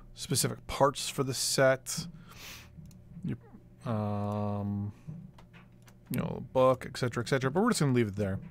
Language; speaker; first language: English; native; English